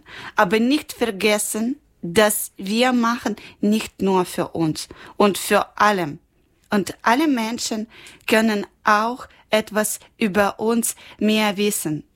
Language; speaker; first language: German; non-native, learner; Ukrainian